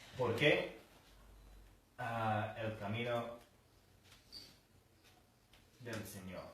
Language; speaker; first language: Spanish; non-native, fluent; English